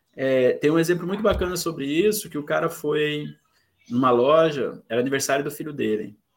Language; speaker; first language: Portuguese; native; Portuguese